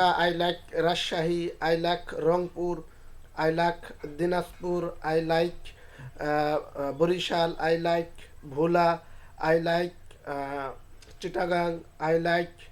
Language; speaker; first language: English; non-native, learner; Bangla